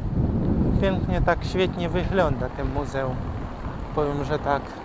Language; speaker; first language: Polish; non-native, learner; Ukrainian